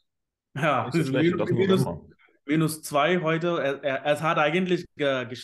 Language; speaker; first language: German; non-native, fluent; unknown